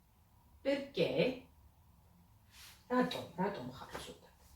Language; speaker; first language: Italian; non-native, fluent; Georgian